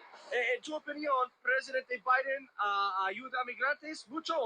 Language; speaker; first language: Spanish; non-native, learner; English